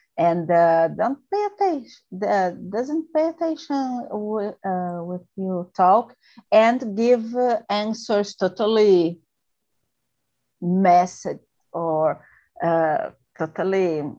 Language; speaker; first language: English; non-native, learner; Portuguese